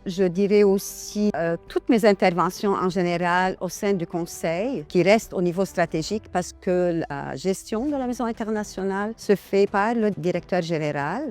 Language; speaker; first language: French; non-native, local second language; Arabic